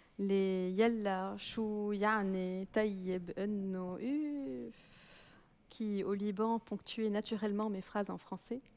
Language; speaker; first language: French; native; French